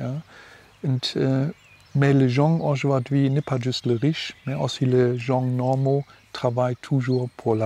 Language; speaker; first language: French; non-native, learner; German